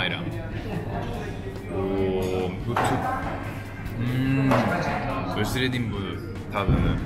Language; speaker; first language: Turkish; non-native, fluent; Japanese